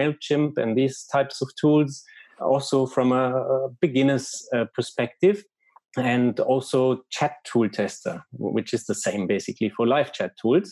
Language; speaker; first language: English; non-native, fluent; German